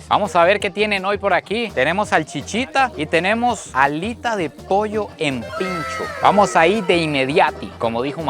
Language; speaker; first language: Spanish; native; Spanish